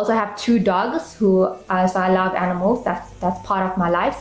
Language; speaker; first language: English; native; English